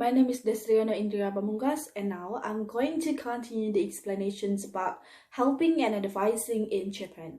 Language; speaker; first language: English; non-native, learner; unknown